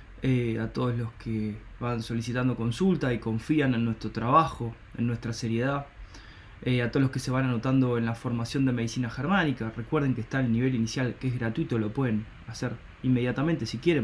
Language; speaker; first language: Spanish; native; Spanish